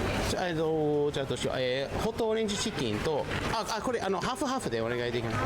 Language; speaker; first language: Japanese; non-native, learner; English